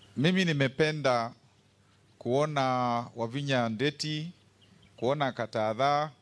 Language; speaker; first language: Swahili; non-native, local second language; Kamba